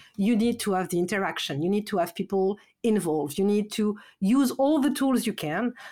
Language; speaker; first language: English; non-native, fluent; French